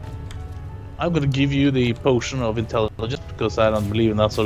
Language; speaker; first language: English; non-native, fluent; Norwegian